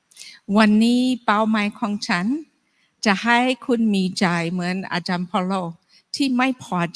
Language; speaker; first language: Thai; non-native, fluent; English